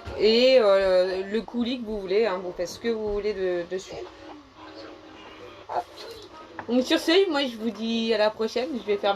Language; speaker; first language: French; native; French